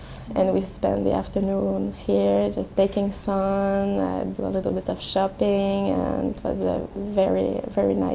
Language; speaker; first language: English; non-native, learner; French